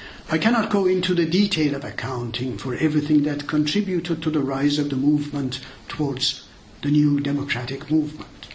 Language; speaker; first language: English; non-native, fluent; Azerbaijani